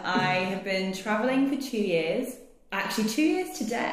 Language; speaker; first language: English; native; English